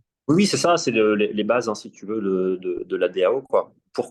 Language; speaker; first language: French; native; French